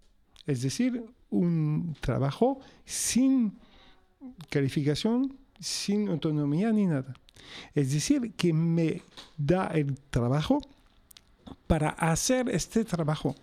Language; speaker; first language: Spanish; non-native, fluent; French